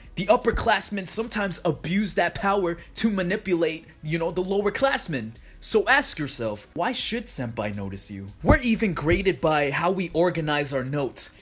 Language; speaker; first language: English; early bilingual, other home language; Japanese